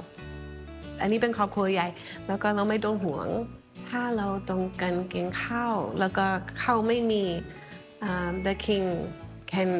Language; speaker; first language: Thai; non-native, fluent; English